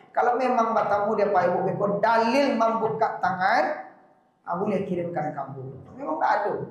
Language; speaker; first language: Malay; non-native, local second language; Minangkabau